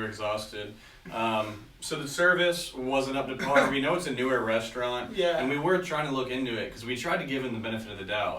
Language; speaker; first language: English; native; English